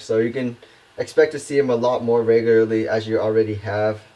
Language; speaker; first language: English; native; English